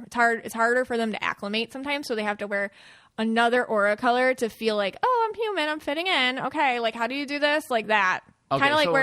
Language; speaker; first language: English; native; English